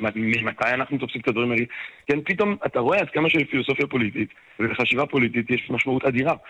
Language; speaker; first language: Hebrew; non-native, fluent; French